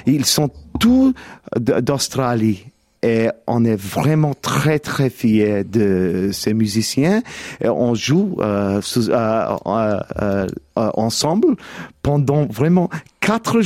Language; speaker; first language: French; non-native, learner; English